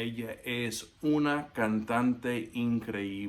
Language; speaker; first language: Spanish; non-native, fluent; English